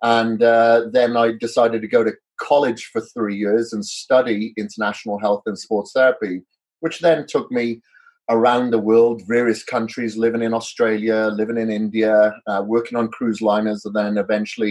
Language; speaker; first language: English; native; English